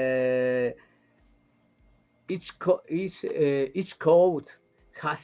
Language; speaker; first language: English; non-native, learner; Spanish